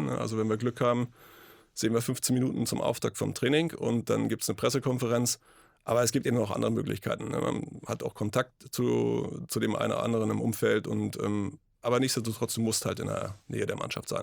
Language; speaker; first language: German; native; German